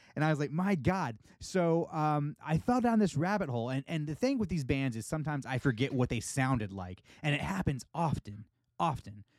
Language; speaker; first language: English; native; English